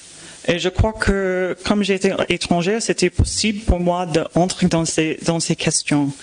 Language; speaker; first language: French; non-native, fluent; English